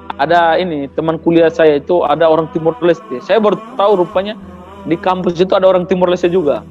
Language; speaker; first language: Indonesian; non-native, local second language; Tetum